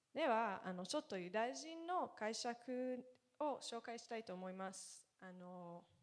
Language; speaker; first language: Japanese; non-native, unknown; Hebrew